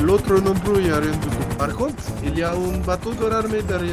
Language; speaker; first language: French; native; French